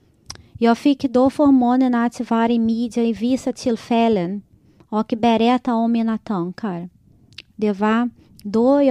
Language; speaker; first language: Swedish; non-native, fluent; Portuguese